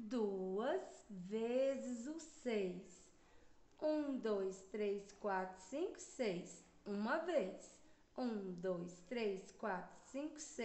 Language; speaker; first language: Portuguese; native; Portuguese